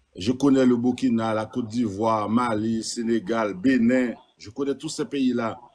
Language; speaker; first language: French; non-native, local second language; Haitian Creole